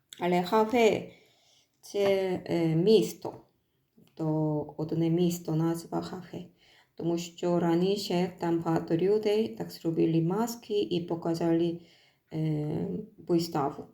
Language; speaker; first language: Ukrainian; non-native, learner; Korean